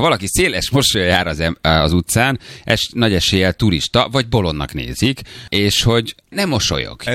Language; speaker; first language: Hungarian; native; Hungarian